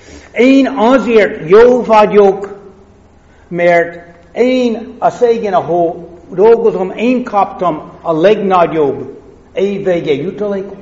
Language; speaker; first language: Hungarian; non-native, fluent; English